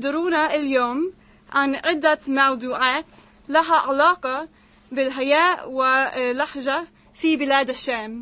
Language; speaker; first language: Arabic; non-native, fluent; English